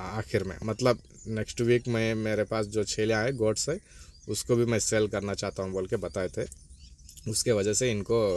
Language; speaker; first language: Hindi; non-native, local second language; Urdu